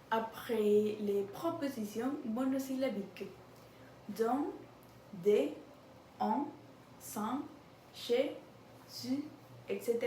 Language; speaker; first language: French; non-native, learner; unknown